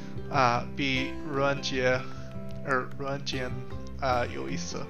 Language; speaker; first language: Chinese; non-native, learner; English